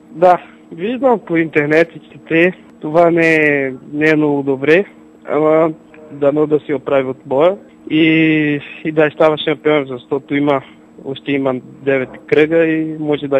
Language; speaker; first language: Bulgarian; non-native, learner; Portuguese